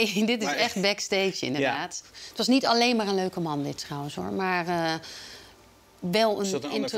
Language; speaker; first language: Dutch; native; Dutch